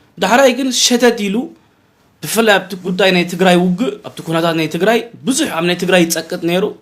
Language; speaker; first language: Tigrinya; early bilingual, heritage; Tigrinya